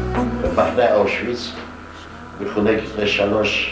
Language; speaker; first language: Hebrew; non-native, fluent; Yiddish